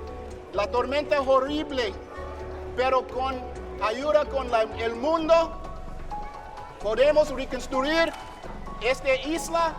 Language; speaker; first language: Spanish; non-native, learner; English